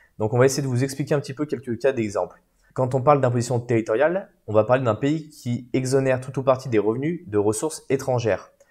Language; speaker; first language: French; native; French